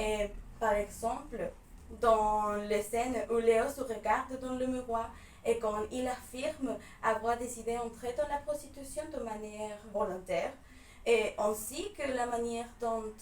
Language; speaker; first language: French; non-native, fluent; Spanish